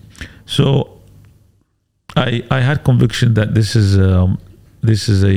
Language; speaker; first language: English; native; English